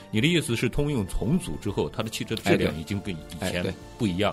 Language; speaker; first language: Chinese; native; Chinese